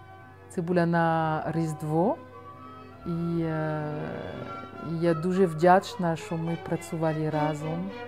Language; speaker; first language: Ukrainian; non-native, fluent; French